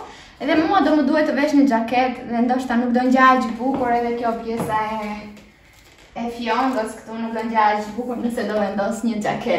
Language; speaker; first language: Albanian; early bilingual, heritage; Albanian